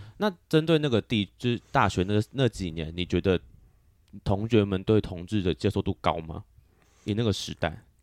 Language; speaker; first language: Chinese; native; Chinese